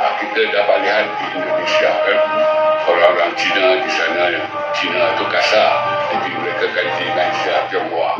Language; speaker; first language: Malay; native; Malay